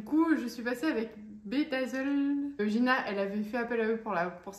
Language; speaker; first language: French; native; French